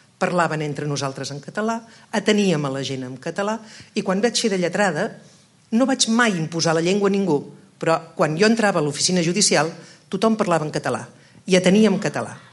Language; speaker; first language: Catalan; native; Catalan